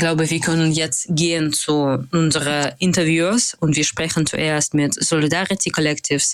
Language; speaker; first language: German; non-native, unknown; Russian